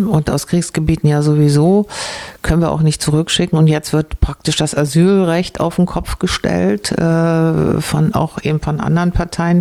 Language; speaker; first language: German; native; German